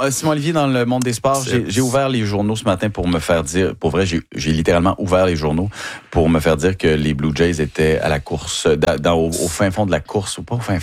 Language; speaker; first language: French; native; French